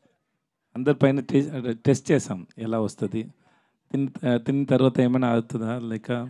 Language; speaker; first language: Telugu; non-native, learner; Tamil